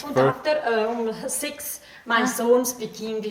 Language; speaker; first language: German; non-native, local second language; Ladin